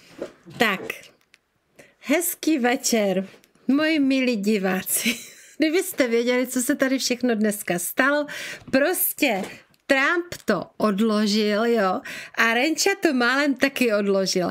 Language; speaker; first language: Czech; native; Czech